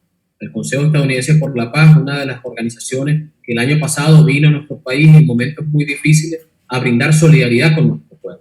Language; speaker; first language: Spanish; native; Spanish